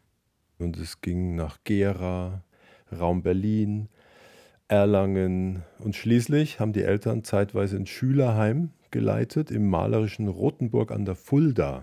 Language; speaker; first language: German; native; German